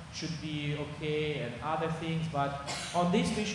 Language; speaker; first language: English; non-native, learner; Kazakh